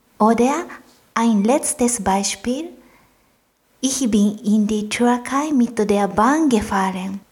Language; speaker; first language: German; non-native, fluent; Japanese